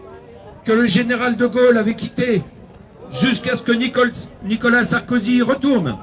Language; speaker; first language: French; native; French